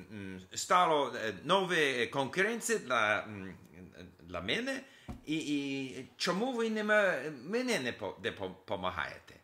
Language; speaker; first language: Ukrainian; non-native, learner; English